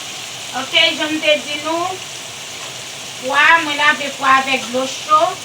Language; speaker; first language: French; non-native, learner; Haitian Creole